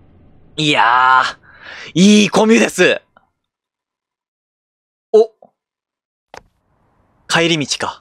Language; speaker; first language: Japanese; native; Japanese